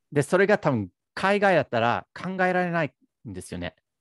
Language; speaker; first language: Japanese; non-native, fluent; English